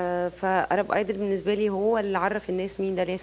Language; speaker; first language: Arabic; native; Arabic